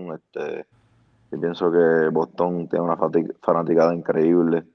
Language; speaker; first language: Spanish; native; Spanish